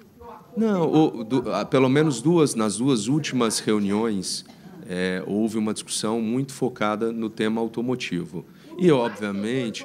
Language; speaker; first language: Portuguese; native; Portuguese